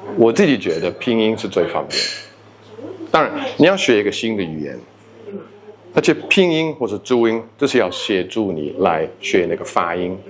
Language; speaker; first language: Chinese; non-native, fluent; English